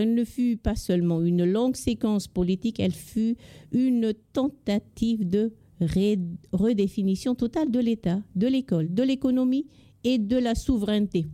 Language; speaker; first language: French; non-native, local second language; Malagasy